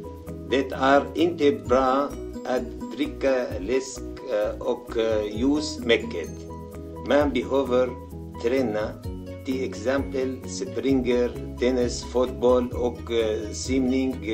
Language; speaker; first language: Swedish; non-native, learner; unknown